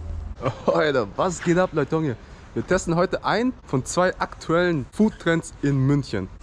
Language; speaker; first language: German; native; German